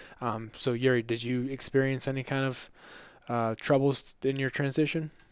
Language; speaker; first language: English; native; English